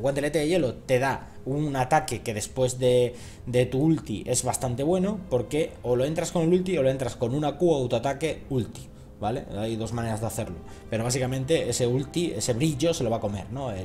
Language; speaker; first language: Spanish; native; Spanish